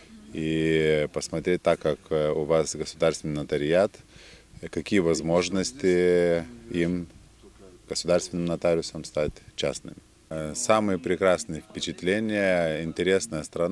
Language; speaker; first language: Russian; non-native, fluent; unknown